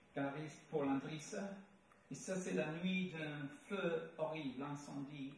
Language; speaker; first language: French; non-native, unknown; English